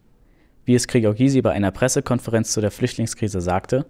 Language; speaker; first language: German; native; German